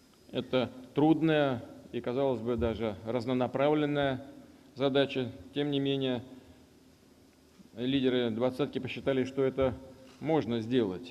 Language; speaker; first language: Russian; native; Russian